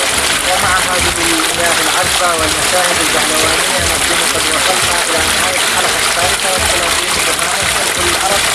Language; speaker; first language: Arabic; native; Arabic